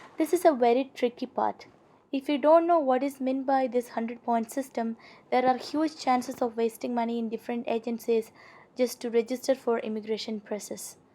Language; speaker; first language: English; non-native, local second language; Malayalam